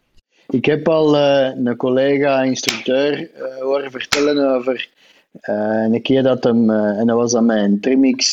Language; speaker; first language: Dutch; native; Dutch